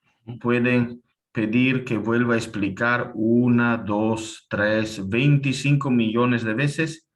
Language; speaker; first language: Spanish; non-native, fluent; Italian